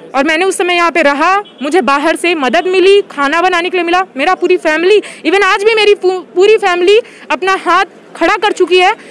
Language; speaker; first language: Hindi; native; Hindi